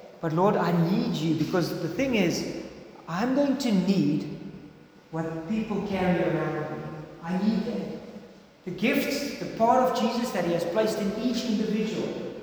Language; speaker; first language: English; non-native, local second language; Afrikaans